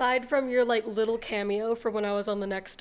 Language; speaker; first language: English; native; English